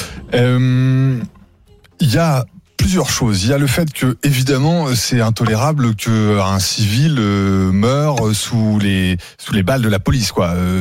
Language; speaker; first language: French; native; French